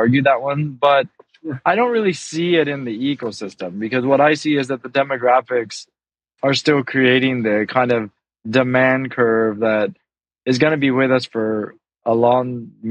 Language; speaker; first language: English; native; English